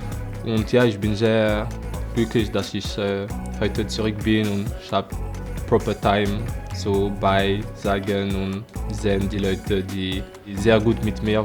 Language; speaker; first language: German; non-native, learner; French